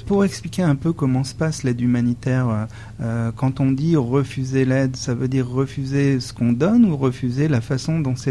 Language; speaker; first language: French; native; French